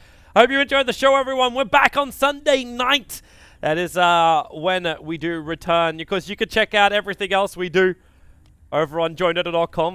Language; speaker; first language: English; native; English